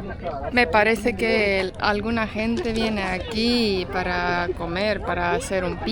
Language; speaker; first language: Spanish; non-native, fluent; Portuguese